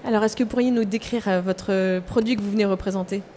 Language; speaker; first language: French; native; French